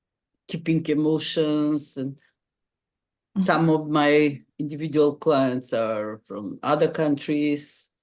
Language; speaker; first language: English; non-native, fluent; Macedonian